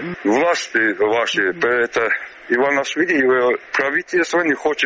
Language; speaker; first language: Russian; non-native, learner; Azerbaijani